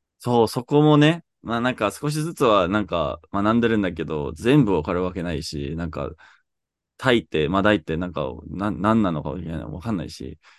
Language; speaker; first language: Japanese; non-native, fluent; English